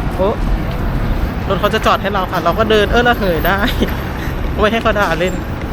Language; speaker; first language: Thai; native; Thai